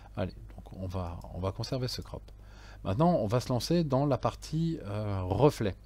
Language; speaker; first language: French; native; French